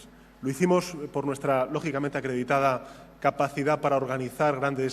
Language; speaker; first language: Spanish; native; Spanish